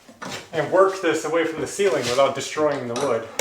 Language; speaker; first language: English; native; English